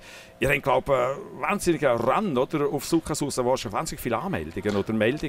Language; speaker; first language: German; native; German